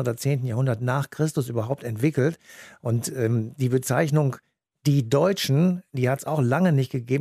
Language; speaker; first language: German; native; German